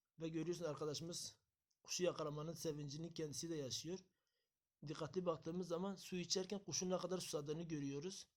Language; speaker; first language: Turkish; native; Turkish